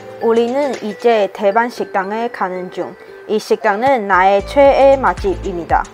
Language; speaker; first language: Korean; non-native, learner; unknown